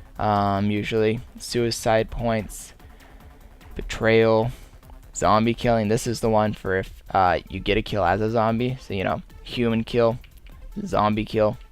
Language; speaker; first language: English; native; English